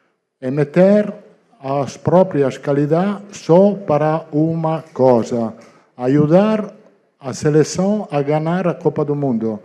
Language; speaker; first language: Portuguese; non-native, learner; Italian